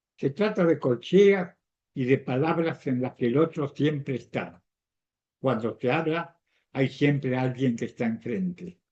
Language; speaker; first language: Spanish; native; Spanish